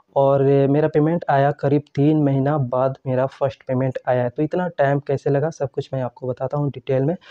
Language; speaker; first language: Hindi; native; Hindi